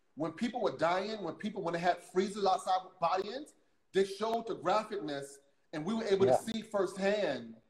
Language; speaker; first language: English; native; English